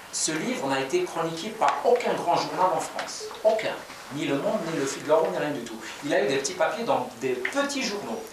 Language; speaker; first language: French; non-native, local second language; Kabyle